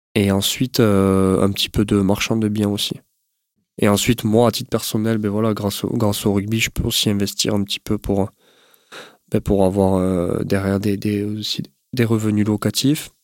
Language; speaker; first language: French; native; French